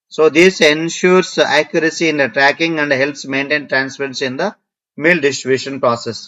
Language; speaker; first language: English; non-native, local second language; Telugu